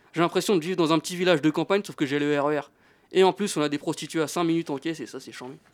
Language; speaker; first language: French; native; French